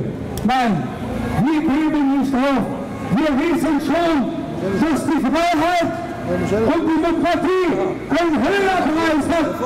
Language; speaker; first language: German; non-native, learner; Arabic